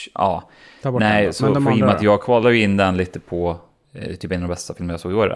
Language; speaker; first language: Swedish; native; Swedish